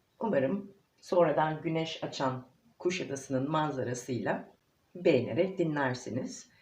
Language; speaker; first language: Turkish; native; Turkish